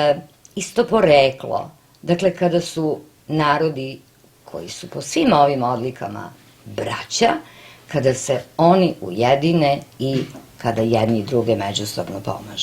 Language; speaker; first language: Bosnian; native; Bosnian